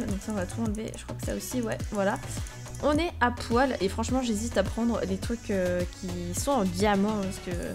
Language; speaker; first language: French; native; French